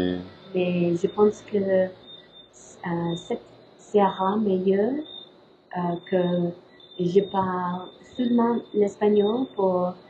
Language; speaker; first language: French; non-native, learner; English